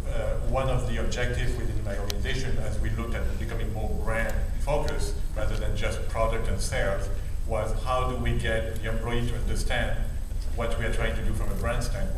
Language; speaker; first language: English; non-native, local second language; French